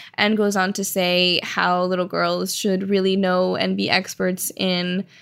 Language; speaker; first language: English; early bilingual, other home language; Spanish